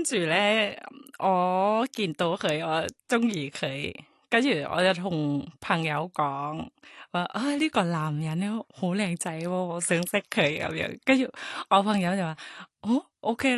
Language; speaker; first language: Cantonese; non-native, learner; Thai